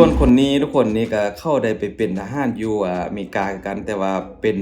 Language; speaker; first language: Thai; non-native, local second language; Lao